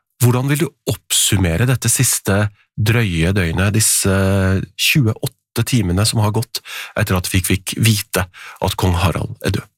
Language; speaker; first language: Norwegian; native; Norwegian